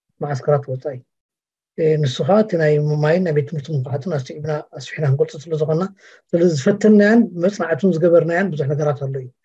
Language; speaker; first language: Tigrinya; native; Tigrinya